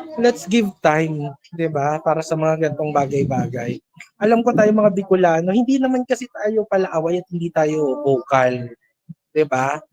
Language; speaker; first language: Filipino; non-native, local second language; Bikol